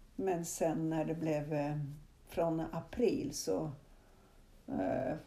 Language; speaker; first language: Swedish; non-native, fluent; Norwegian